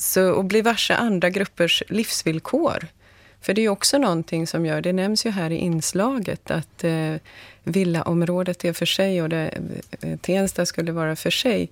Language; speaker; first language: Swedish; native; Swedish